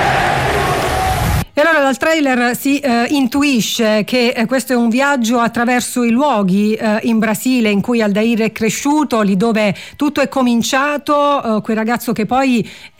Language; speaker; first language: Italian; native; Italian